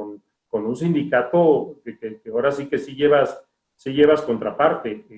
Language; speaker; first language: Spanish; native; Spanish